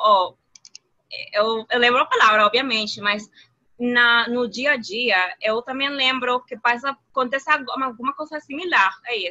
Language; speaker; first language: Portuguese; non-native, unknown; Spanish